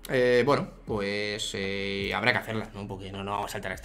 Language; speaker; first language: Spanish; native; Spanish